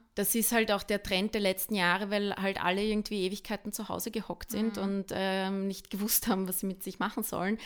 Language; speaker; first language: German; early bilingual, other home language; Bosnian